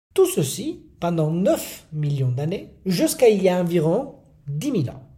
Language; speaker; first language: French; non-native, fluent; Italian